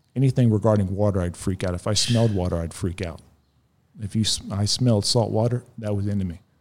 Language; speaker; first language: English; native; English